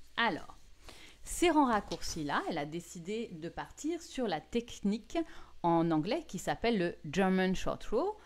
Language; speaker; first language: French; native; French